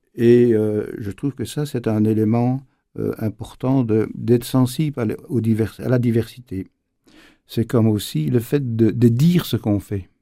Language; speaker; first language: French; native; French